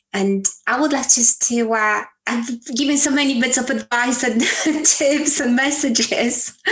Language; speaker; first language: English; non-native, fluent; Polish